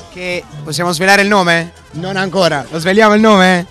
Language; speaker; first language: Italian; native; Italian